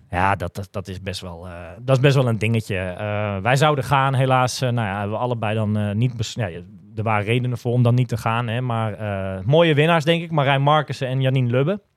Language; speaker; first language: Dutch; native; Dutch